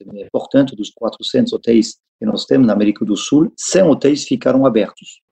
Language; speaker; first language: Portuguese; non-native, fluent; French